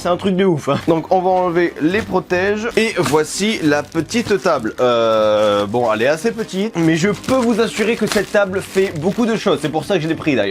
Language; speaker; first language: French; native; French